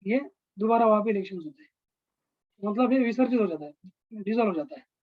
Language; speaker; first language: Hindi; non-native, local second language; Marathi